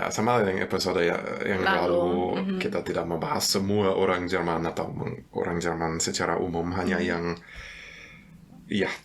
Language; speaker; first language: Indonesian; non-native, fluent; German